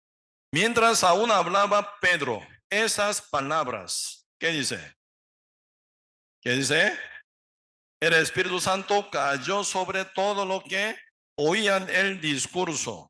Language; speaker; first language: Spanish; non-native, learner; Korean